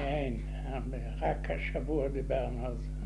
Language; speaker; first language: Hebrew; non-native, fluent; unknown